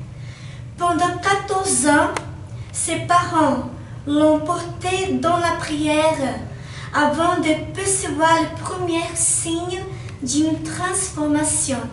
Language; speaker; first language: French; native; French